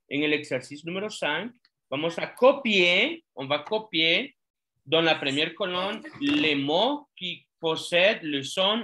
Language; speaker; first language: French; non-native, fluent; Spanish